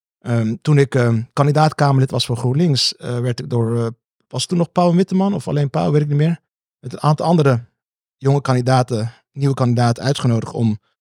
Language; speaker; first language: Dutch; early bilingual, other home language; Turkish